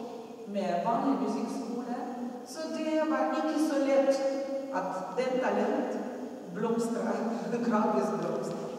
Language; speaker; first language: Norwegian; non-native, learner; Russian